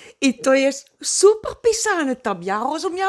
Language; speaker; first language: Polish; non-native, learner; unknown